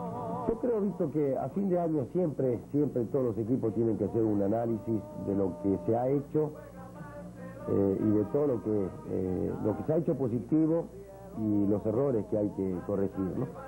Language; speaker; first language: Spanish; native; Spanish